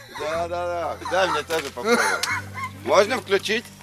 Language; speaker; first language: Russian; non-native, local second language; Latvian